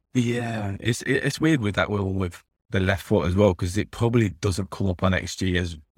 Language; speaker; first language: English; native; English